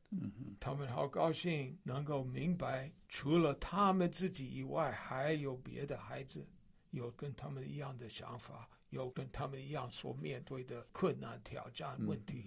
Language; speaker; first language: Chinese; non-native, fluent; English